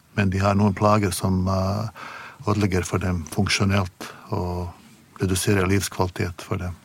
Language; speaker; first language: Norwegian; non-native, fluent; Bosnian